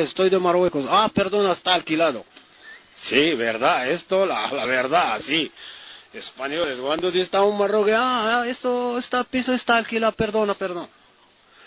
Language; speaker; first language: Spanish; non-native, learner; Arabic